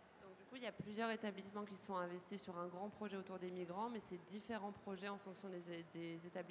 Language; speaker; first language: French; native; French